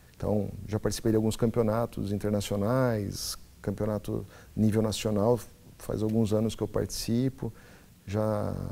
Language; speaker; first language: Portuguese; native; Portuguese